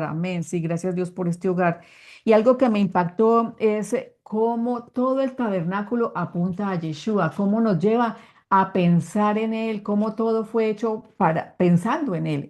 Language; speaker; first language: Spanish; native; Spanish